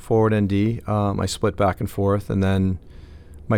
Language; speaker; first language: English; native; English